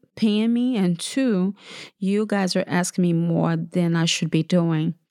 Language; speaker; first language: English; early bilingual, other home language; Portuguese